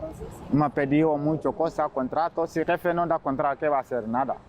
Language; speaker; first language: Spanish; non-native, learner; Bambara